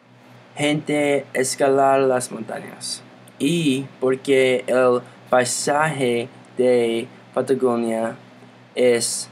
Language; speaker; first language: Spanish; non-native, learner; English